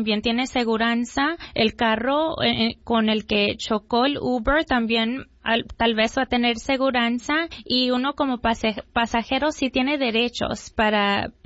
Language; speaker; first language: Spanish; early bilingual, heritage; Spanish